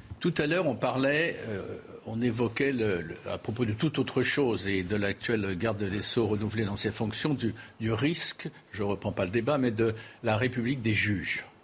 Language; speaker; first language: French; native; French